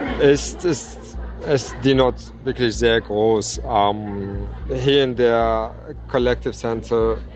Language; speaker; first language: German; non-native, fluent; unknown